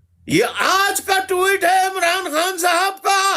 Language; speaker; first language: Urdu; native; Urdu